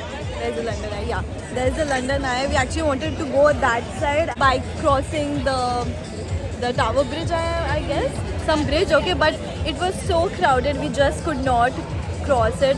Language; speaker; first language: English; non-native, local second language; Hindi